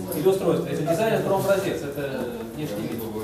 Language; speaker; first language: Russian; native; Russian